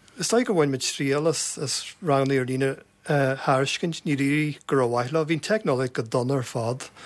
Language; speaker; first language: Irish; native; Irish